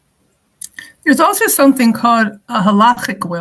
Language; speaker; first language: English; native; English